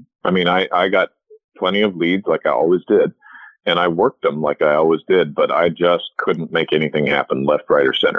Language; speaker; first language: English; native; English